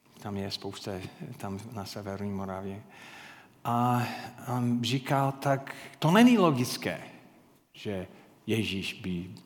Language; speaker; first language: Czech; non-native, fluent; English